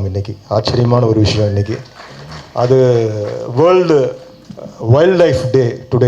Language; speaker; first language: Tamil; native; Tamil